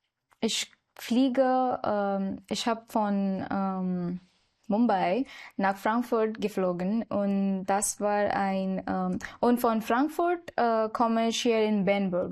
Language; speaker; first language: German; non-native, learner; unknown